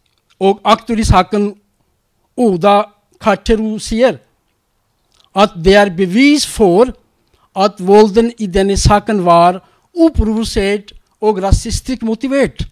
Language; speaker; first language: Norwegian; non-native, learner; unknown